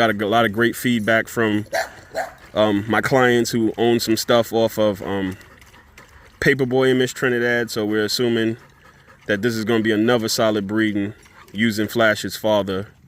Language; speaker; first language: English; native; English